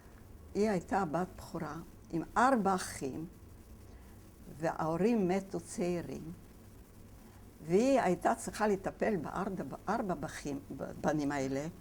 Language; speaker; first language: Hebrew; non-native, fluent; Yiddish